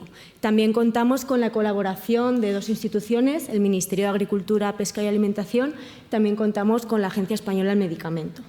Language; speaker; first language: Spanish; native; Spanish